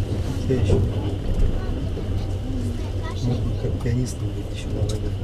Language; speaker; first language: Russian; native; Russian